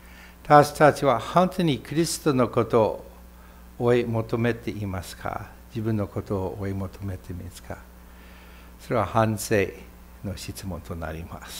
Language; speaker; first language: Japanese; non-native, fluent; English